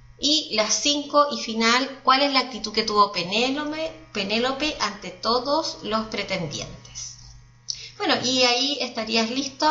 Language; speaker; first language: Spanish; native; Spanish